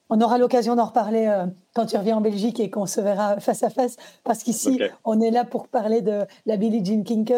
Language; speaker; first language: French; native; French